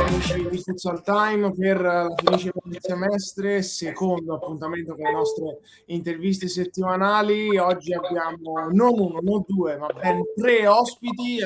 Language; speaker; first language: Italian; native; Italian